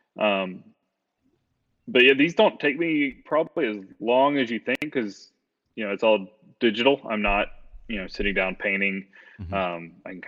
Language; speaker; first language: English; native; English